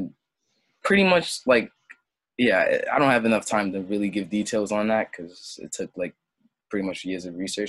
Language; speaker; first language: English; early bilingual, other home language; French